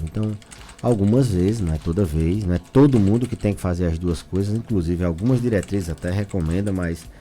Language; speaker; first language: Portuguese; native; Portuguese